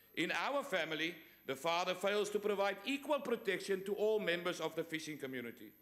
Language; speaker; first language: English; non-native, local second language; Afrikaans